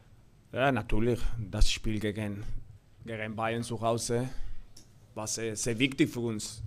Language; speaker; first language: German; non-native, fluent; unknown